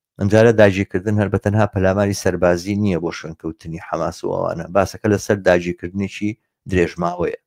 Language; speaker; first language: Central Kurdish; native; Central Kurdish